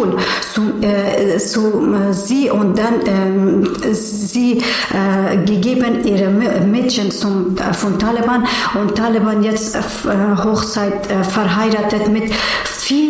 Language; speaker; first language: German; non-native, learner; Persian